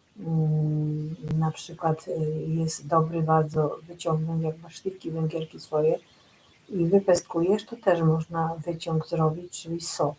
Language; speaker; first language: Polish; native; Polish